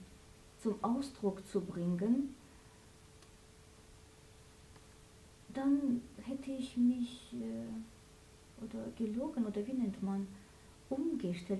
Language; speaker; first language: German; non-native, fluent; Armenian